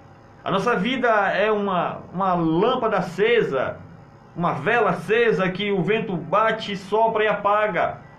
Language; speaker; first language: Portuguese; native; Portuguese